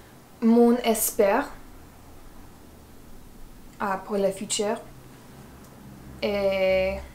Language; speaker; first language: French; non-native, learner; English